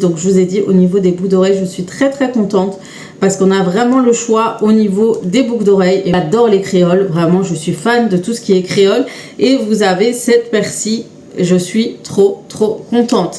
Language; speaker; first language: French; native; French